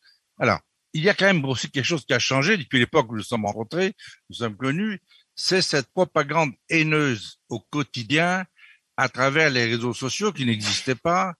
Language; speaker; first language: French; native; French